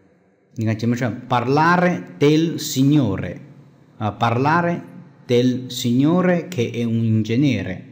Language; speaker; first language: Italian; non-native, fluent; Chinese